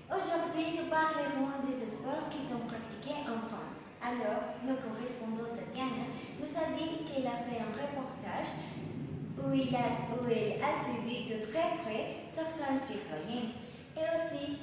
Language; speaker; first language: French; non-native, learner; Spanish